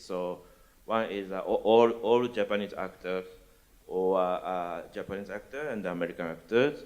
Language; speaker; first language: English; non-native, learner; Japanese